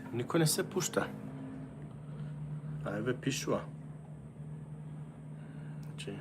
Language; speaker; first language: Macedonian; early bilingual, heritage; Macedonian